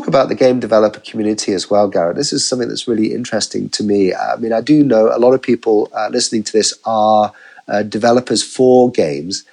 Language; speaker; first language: English; native; English